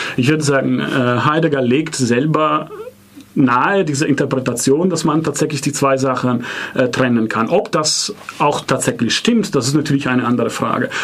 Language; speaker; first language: German; non-native, fluent; Italian